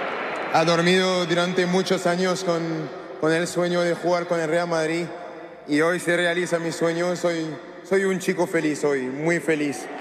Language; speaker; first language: Spanish; non-native, learner; French